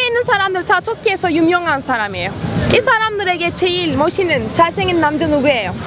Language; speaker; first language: Korean; non-native, learner; Turkish